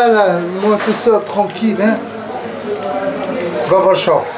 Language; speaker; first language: French; non-native, learner; Arabic